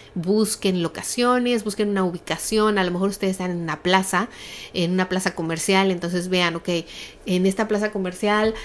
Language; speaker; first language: Spanish; native; Spanish